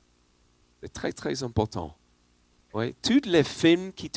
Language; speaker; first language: French; non-native, learner; English